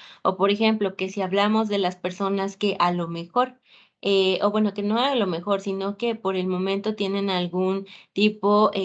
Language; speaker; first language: Spanish; native; Spanish